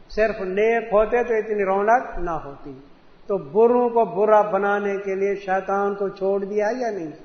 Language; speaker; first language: Urdu; non-native, local second language; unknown